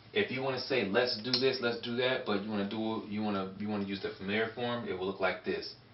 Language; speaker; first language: English; native; English